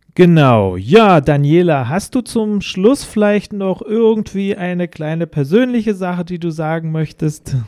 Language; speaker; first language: German; native; German